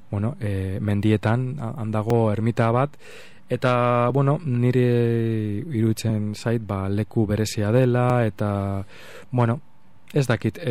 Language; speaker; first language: Basque; non-native, local second language; Spanish